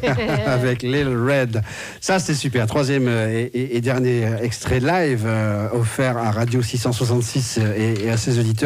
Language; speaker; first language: French; native; French